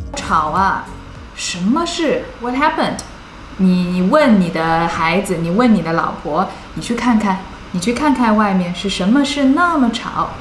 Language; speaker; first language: Chinese; native; Chinese